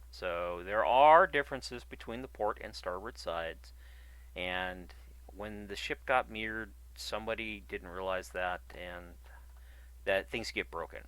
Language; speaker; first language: English; native; English